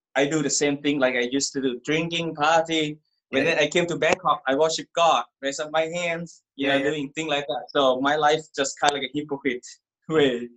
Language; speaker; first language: English; non-native, learner; Thai